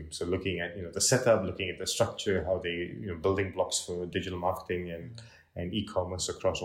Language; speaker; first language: English; non-native, local second language; Tamil